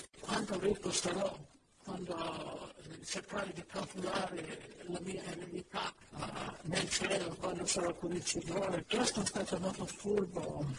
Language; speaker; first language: Italian; non-native, fluent; English